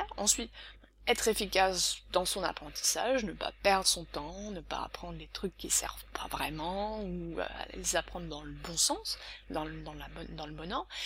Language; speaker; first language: French; native; French